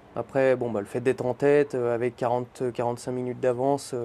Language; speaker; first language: French; native; French